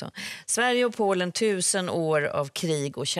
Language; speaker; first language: Swedish; native; Swedish